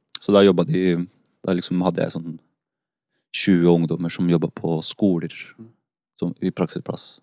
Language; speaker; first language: Norwegian; early bilingual, other home language; Spanish